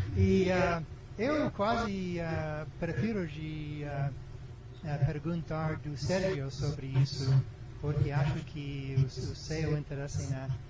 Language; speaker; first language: Portuguese; non-native, learner; English